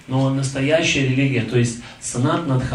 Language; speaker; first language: Russian; native; Russian